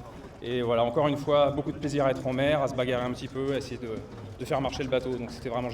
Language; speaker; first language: French; native; French